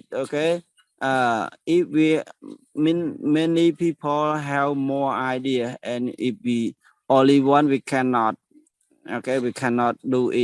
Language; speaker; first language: English; non-native, learner; Khmer